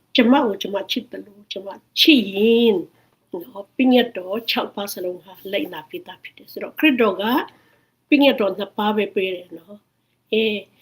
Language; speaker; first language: Burmese; non-native, local second language; Hakha Chin